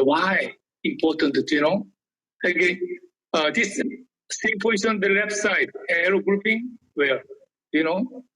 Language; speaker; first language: English; non-native, learner; Korean